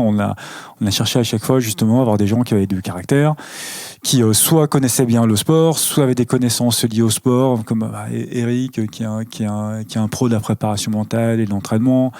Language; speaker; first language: French; native; French